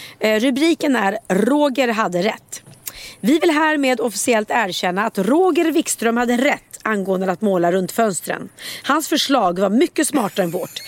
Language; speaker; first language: Swedish; native; Swedish